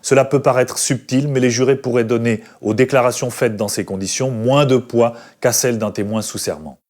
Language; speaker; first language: French; native; French